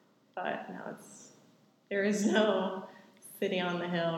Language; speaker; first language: English; native; English